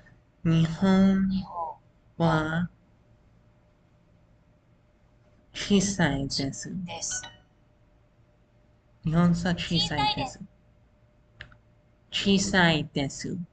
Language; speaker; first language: Japanese; non-native, learner; English